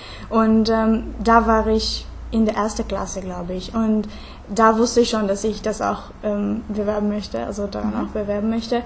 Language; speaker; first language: German; non-native, fluent; Hungarian